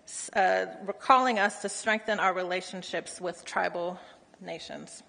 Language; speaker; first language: English; native; English